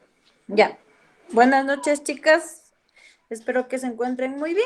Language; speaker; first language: Spanish; native; Spanish